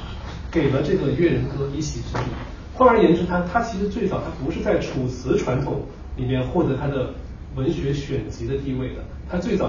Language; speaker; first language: Chinese; native; Chinese